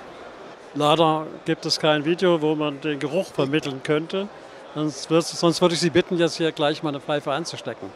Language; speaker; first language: German; native; German